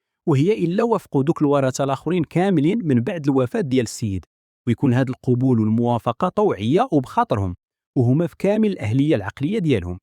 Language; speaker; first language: Arabic; native; Arabic